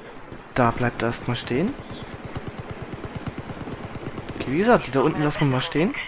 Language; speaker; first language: German; native; German